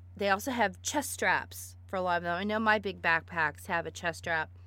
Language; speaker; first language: English; native; English